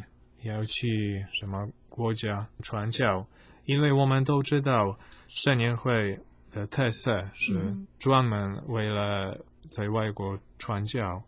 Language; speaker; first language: Chinese; non-native, fluent; Polish